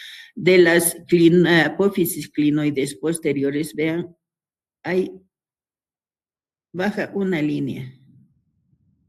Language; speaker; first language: Spanish; native; Spanish